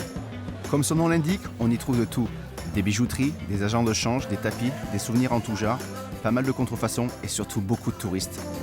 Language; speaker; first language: French; native; French